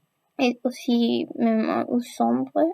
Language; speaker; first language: French; non-native, learner; Spanish